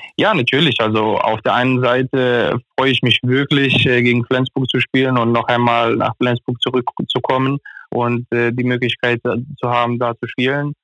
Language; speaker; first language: German; non-native, fluent; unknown